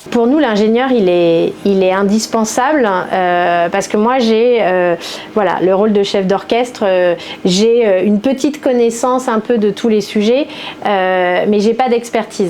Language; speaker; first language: French; native; French